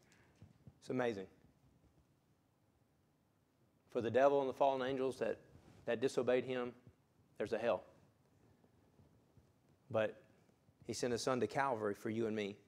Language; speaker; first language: English; native; English